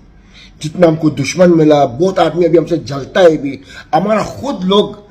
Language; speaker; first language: Hindi; non-native, learner; Arabic